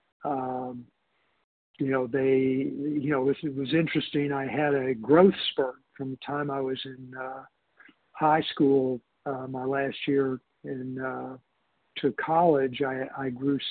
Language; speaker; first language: English; native; English